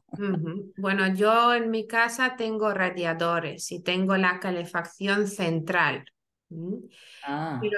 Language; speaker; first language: Spanish; non-native, fluent; Lithuanian